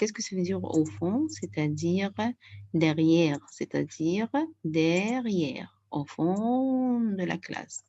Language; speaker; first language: French; non-native, fluent; Arabic